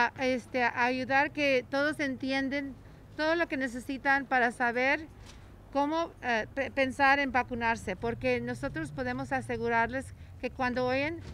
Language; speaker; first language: Spanish; early bilingual, heritage; Spanish